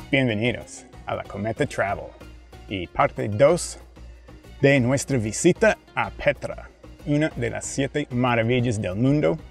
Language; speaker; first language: Spanish; non-native, fluent; English